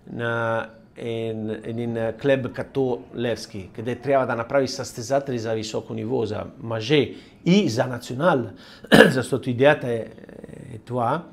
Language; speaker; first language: Bulgarian; non-native, learner; Italian